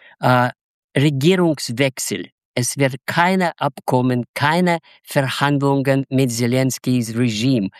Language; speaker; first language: German; non-native, learner; Russian